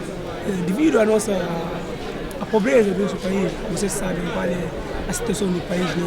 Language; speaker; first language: Portuguese; non-native, local second language; Upper Guinea Crioulo